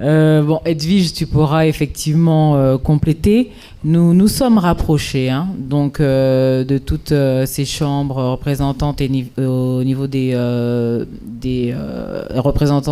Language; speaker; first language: French; native; French